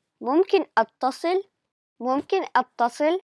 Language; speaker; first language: Arabic; non-native, fluent; Russian